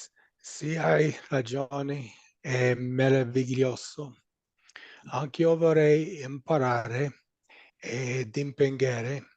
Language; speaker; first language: Italian; non-native, learner; English